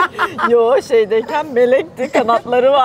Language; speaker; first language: Turkish; native; Turkish